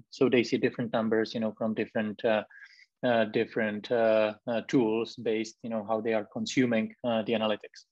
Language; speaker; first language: English; non-native, fluent; Czech